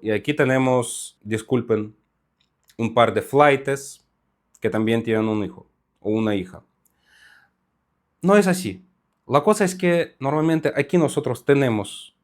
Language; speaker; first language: Spanish; non-native, fluent; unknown